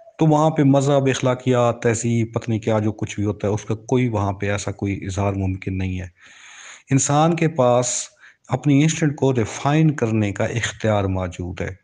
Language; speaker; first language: Urdu; native; Urdu